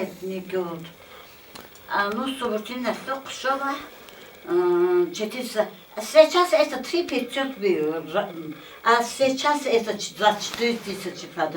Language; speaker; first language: Russian; non-native, local second language; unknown